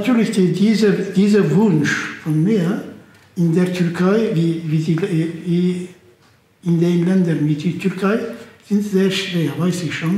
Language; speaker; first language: German; non-native, fluent; Turkish